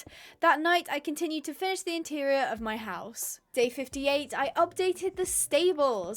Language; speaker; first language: English; native; English